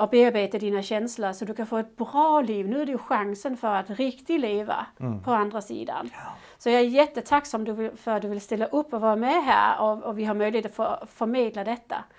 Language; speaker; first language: Swedish; non-native, fluent; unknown